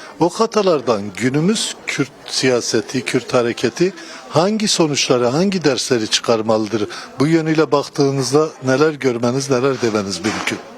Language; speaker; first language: Turkish; non-native, local second language; Kurdish